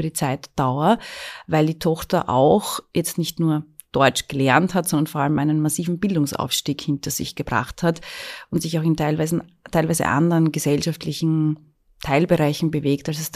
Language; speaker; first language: German; native; German